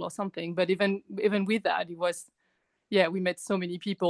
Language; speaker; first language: English; non-native, fluent; French